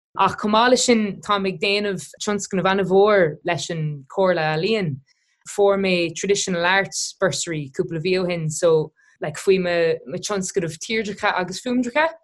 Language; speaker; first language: Irish; non-native, local second language; English